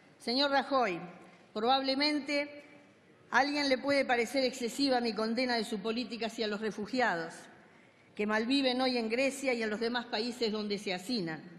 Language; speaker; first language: Spanish; native; Spanish